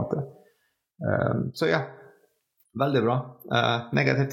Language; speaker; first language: Norwegian; non-native, fluent; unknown